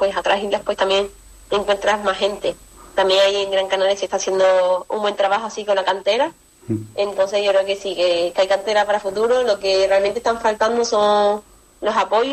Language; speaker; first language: Spanish; native; Spanish